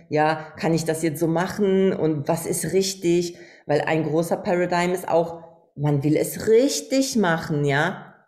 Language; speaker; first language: German; non-native, fluent; Polish